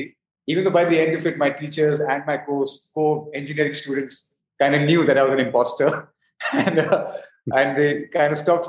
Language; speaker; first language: English; non-native, local second language; Hindi